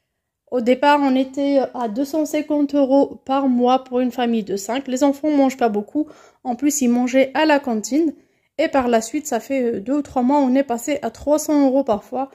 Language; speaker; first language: French; native; French